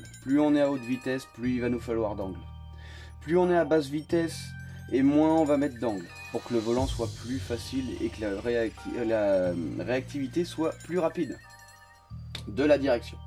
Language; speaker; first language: French; native; French